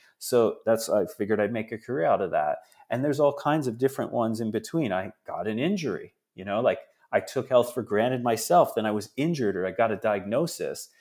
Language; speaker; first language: English; early bilingual, other home language; Italian